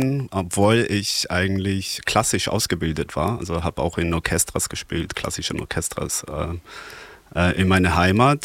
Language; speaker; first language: German; non-native, fluent; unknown